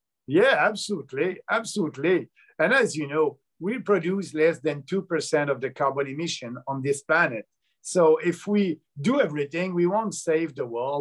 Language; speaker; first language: English; non-native, local second language; French